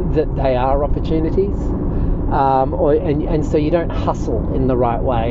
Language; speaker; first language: English; native; English